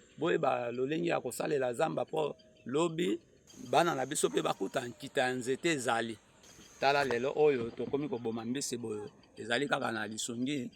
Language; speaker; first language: Lingala; native; Lingala